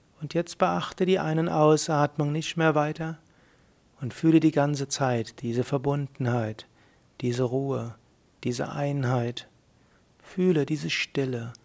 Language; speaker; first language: German; native; German